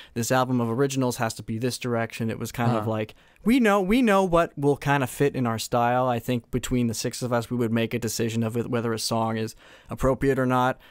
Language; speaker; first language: English; native; English